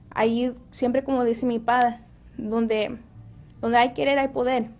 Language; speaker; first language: Spanish; early bilingual, heritage; Spanish